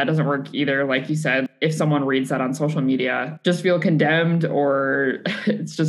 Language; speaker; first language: English; native; English